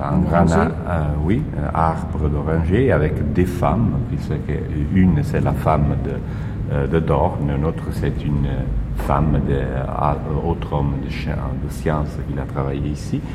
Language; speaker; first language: French; non-native, learner; Italian